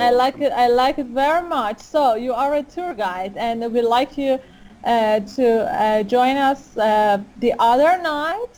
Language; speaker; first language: English; non-native, fluent; Persian